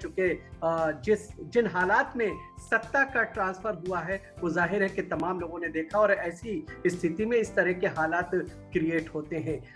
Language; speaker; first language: Hindi; native; Hindi